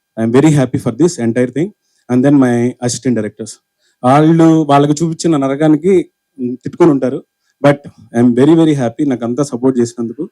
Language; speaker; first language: Telugu; native; Telugu